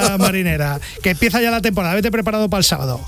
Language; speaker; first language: Spanish; native; Spanish